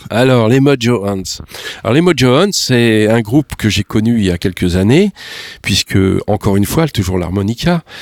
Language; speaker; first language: French; native; French